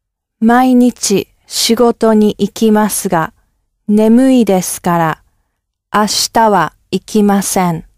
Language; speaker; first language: Japanese; non-native, learner; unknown